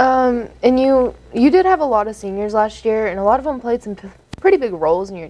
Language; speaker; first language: English; native; English